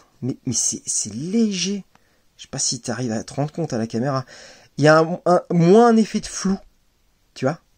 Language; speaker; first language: French; native; French